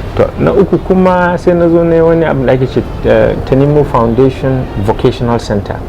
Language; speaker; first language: Hausa; native; Hausa